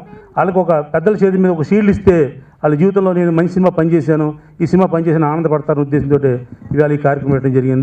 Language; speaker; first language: Telugu; native; Telugu